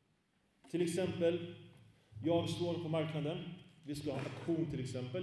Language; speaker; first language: Swedish; early bilingual, other home language; Arabic